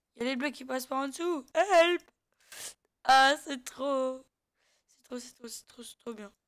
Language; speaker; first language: French; native; French